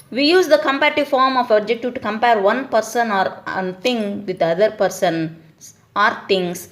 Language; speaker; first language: English; non-native, local second language; Telugu